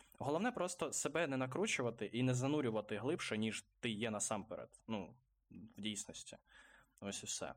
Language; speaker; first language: Ukrainian; non-native, local second language; Russian